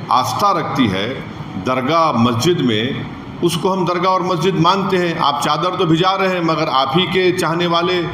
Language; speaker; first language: Hindi; native; Hindi